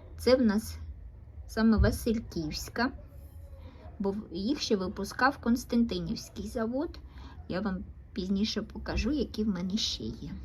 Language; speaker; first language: Ukrainian; non-native, local second language; Russian